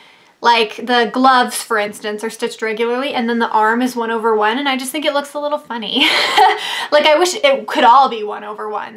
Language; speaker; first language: English; native; English